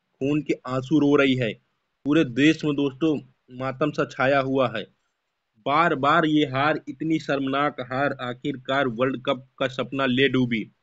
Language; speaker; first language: Hindi; native; Hindi